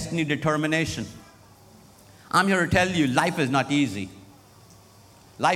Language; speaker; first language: English; non-native, local second language; Hindi